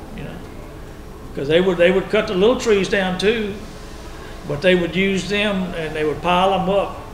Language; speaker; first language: English; native; English